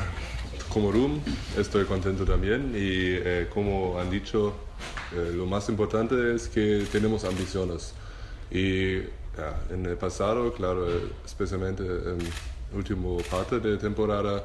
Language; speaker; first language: Spanish; non-native, learner; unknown